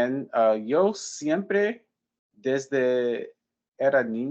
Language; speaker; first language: Spanish; non-native, learner; English